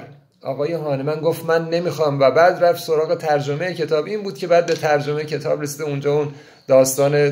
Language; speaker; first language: Persian; native; Persian